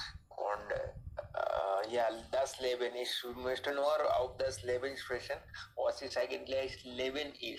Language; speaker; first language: German; non-native, learner; Hindi